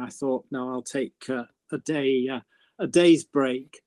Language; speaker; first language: English; native; English